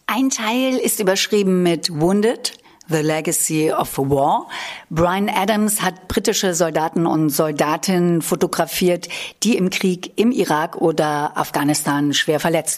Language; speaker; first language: German; native; German